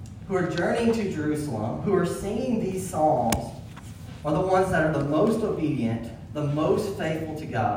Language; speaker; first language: English; native; English